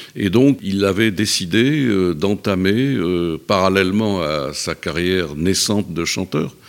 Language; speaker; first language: French; native; French